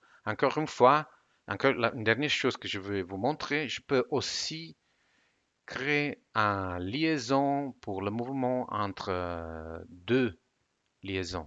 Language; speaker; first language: French; non-native, fluent; Italian